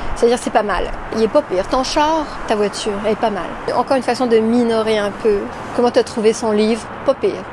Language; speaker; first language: French; native; French